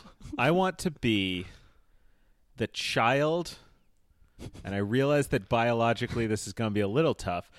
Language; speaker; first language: English; native; English